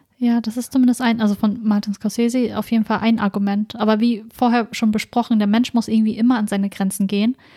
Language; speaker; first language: German; early bilingual, other home language; Vietnamese